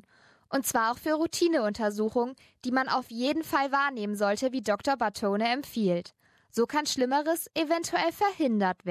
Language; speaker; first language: German; native; German